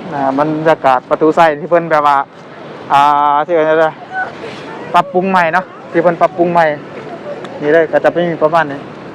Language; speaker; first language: Thai; native; Thai